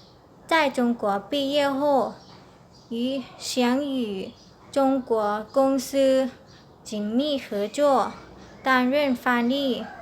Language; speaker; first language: Chinese; non-native, learner; Lao